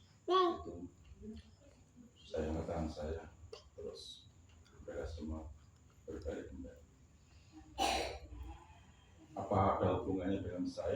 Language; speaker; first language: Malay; non-native, local second language; Javanese